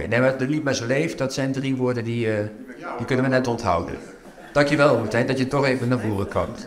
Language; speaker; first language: Dutch; native; Dutch